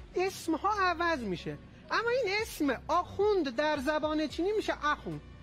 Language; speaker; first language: Persian; non-native, local second language; Azerbaijani